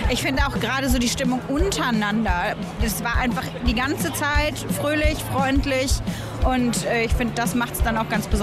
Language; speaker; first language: German; native; German